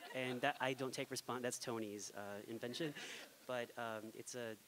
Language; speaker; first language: English; native; English